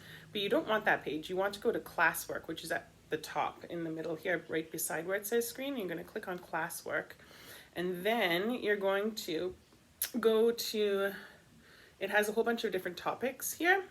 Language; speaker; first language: English; native; English